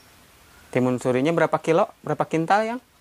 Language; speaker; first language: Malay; non-native, local second language; Sundanese